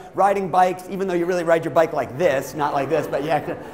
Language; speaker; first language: English; native; English